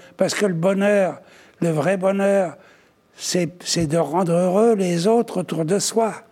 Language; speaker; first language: French; native; French